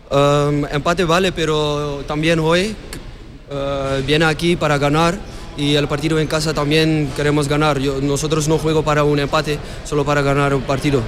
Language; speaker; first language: Spanish; non-native, learner; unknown